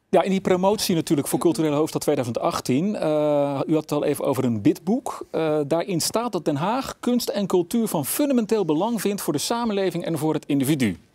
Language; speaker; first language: Dutch; native; Dutch